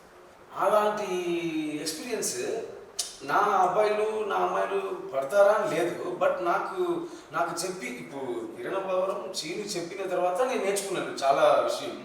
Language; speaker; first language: Telugu; non-native, learner; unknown